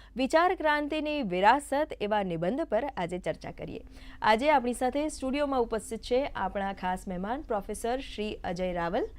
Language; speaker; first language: Gujarati; native; Gujarati